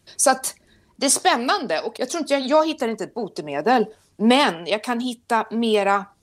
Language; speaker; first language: Swedish; native; Swedish